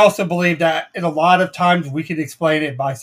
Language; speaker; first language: English; native; English